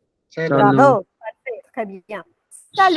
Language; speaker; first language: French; non-native, fluent; Hindi